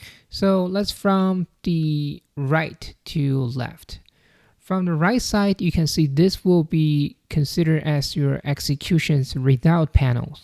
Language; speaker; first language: English; non-native, fluent; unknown